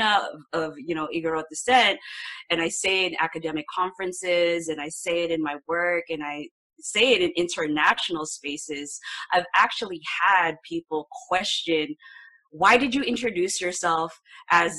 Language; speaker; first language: English; non-native, local second language; Filipino